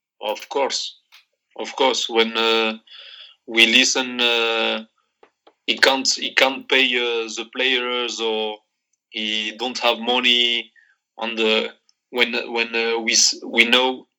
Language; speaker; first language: English; non-native, learner; Arabic